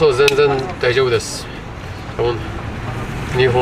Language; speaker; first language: Japanese; non-native, learner; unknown